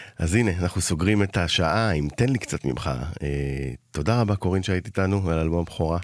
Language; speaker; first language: Hebrew; native; Hebrew